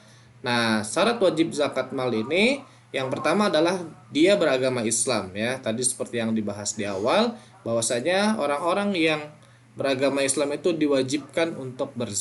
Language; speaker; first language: Indonesian; native; Indonesian